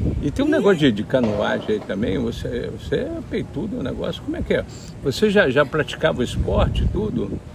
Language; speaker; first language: Portuguese; native; Portuguese